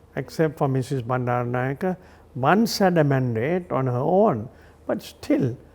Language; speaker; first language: English; non-native, local second language; Sinhala